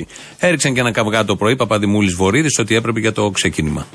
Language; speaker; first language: Greek; native; Greek